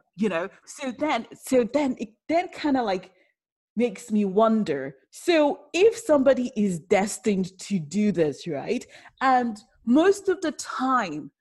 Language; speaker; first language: English; non-native, local second language; Yoruba